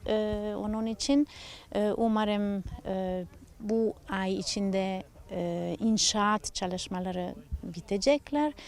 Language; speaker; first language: Turkish; non-native, learner; Italian